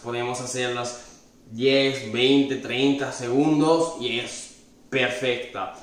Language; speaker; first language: Spanish; non-native, fluent; Italian